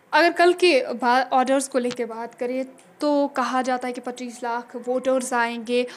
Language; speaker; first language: Hindi; non-native, local second language; Kashmiri